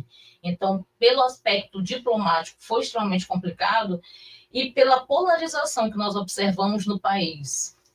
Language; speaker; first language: Portuguese; native; Portuguese